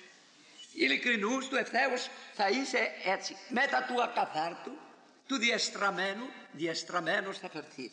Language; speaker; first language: Greek; native; Greek